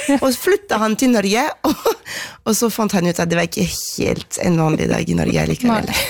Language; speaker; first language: Norwegian; non-native, fluent; French